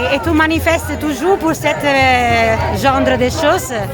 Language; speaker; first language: French; non-native, learner; Italian